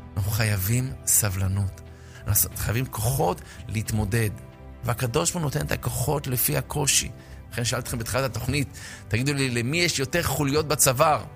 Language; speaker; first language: Hebrew; native; Hebrew